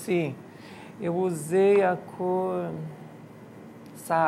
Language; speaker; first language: Spanish; non-native, learner; Portuguese